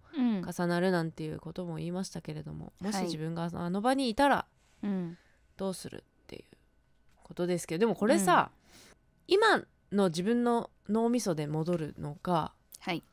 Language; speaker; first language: Japanese; native; Japanese